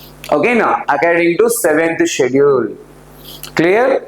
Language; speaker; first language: English; non-native, local second language; Telugu